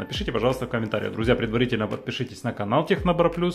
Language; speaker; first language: Russian; native; Russian